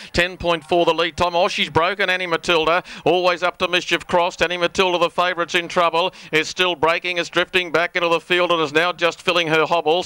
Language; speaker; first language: English; native; English